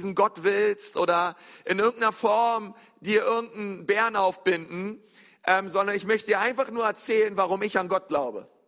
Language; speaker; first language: German; native; German